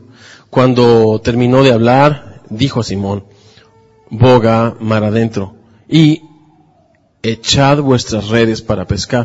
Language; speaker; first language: Spanish; native; Spanish